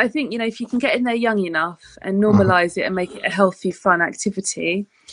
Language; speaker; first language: English; native; English